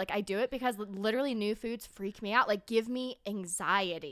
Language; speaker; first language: English; native; English